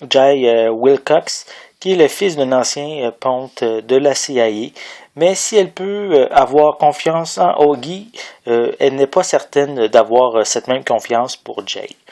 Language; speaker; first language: French; native; French